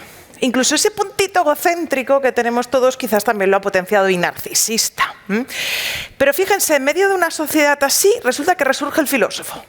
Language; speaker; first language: Spanish; native; Spanish